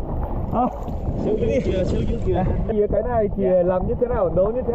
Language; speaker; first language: Vietnamese; non-native, fluent; Korean